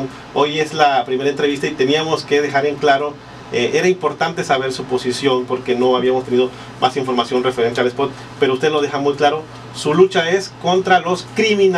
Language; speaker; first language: Spanish; native; Spanish